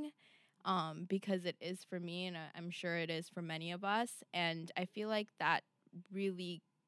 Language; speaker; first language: English; non-native, local second language; Urdu